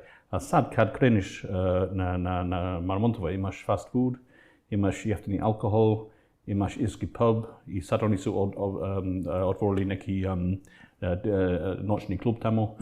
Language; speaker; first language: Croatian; non-native, fluent; English